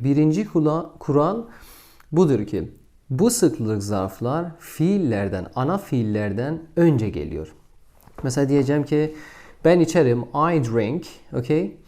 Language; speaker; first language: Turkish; non-native, fluent; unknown